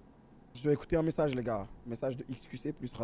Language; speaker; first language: French; native; French